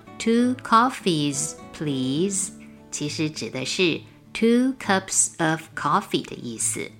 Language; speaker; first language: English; non-native, fluent; Chinese